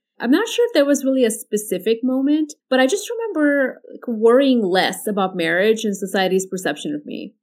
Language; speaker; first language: English; early bilingual, other home language; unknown